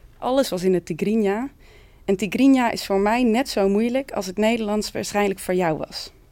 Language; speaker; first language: Dutch; native; Dutch